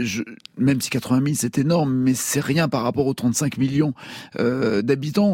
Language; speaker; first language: French; native; French